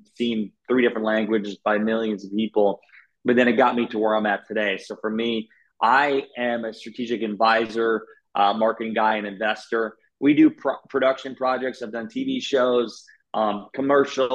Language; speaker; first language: English; native; English